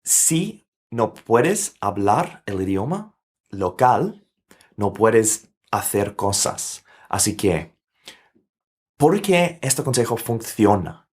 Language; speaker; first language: Spanish; non-native, fluent; English